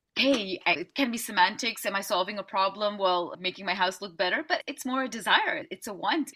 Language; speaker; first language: English; early bilingual, other home language; Dutch